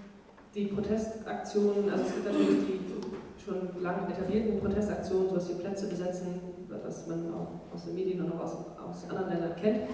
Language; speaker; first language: German; native; German